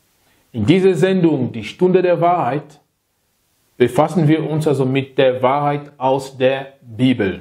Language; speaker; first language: German; non-native, learner; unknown